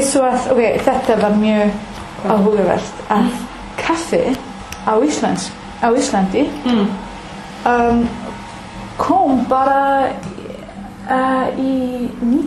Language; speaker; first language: Icelandic; non-native, learner; English